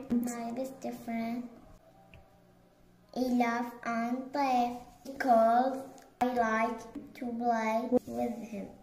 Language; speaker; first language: English; non-native, learner; Arabic